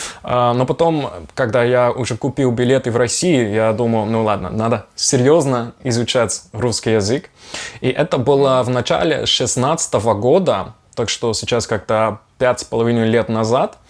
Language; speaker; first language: Russian; non-native, fluent; Dutch